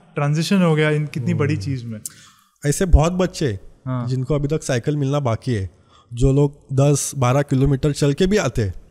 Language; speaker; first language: Hindi; non-native, local second language; Marathi